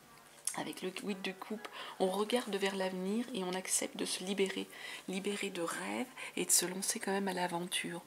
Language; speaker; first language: French; native; French